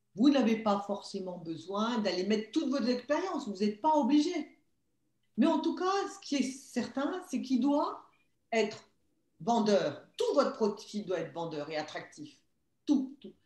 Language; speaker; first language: French; native; French